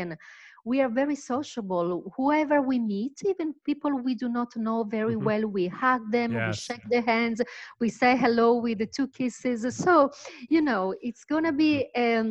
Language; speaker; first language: English; non-native, fluent; Italian